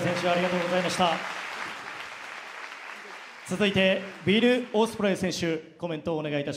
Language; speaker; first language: Japanese; native; Japanese